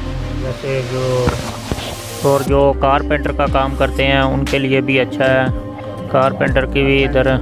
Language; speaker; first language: Urdu; native; Urdu